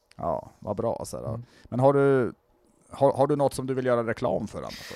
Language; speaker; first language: Swedish; native; Swedish